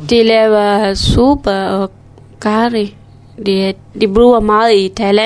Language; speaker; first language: Danish; non-native, learner; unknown